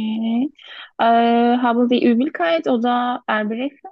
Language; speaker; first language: German; non-native, learner; Turkish